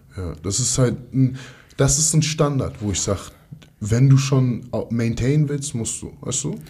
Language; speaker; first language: German; early bilingual, other home language; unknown